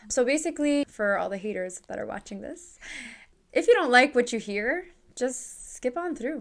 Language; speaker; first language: English; native; English